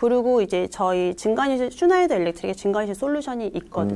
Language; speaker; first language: Korean; native; Korean